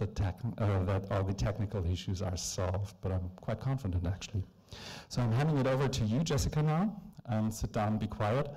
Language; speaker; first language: English; non-native, fluent; German